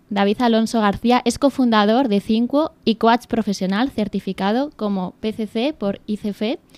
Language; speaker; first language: Spanish; native; Spanish